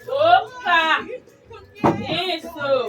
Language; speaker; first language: Portuguese; non-native, learner; Haitian Creole